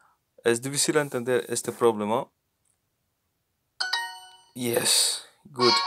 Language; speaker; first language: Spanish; non-native, learner; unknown